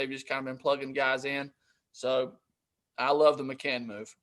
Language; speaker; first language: English; native; English